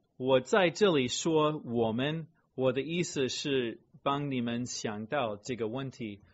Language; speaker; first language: Chinese; non-native, fluent; English